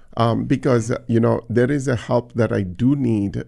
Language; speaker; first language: English; non-native, local second language; Tamil